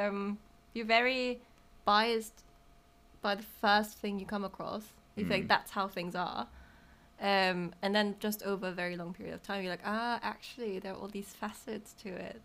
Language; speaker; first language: English; non-native, fluent; German